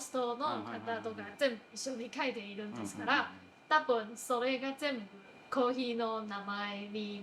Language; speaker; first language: Japanese; non-native, fluent; Chinese